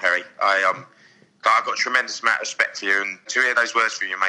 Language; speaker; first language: English; native; English